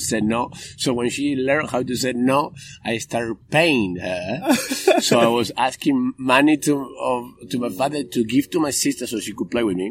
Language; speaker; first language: English; non-native, fluent; Spanish